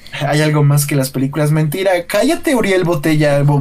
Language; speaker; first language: Spanish; native; Spanish